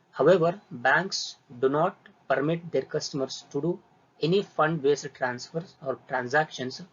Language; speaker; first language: English; non-native, local second language; Kannada